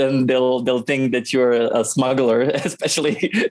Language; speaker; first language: English; non-native, fluent; Czech